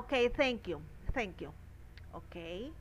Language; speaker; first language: English; non-native, learner; Spanish